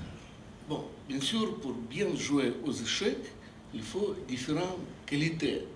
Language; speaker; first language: French; non-native, fluent; Russian